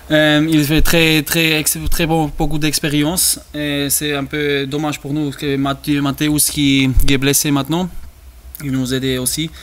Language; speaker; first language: French; non-native, learner; German